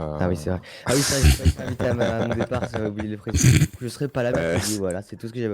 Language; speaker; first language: French; native; French